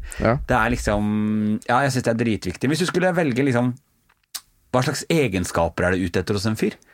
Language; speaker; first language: Norwegian; native; Norwegian